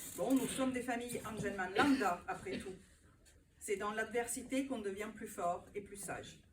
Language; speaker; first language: French; non-native, fluent; Italian